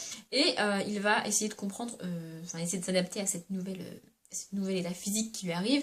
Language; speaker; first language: French; native; French